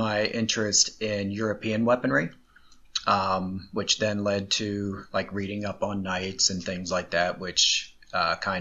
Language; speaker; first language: English; native; English